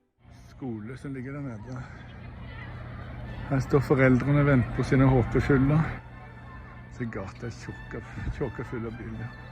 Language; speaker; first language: Norwegian; native; Norwegian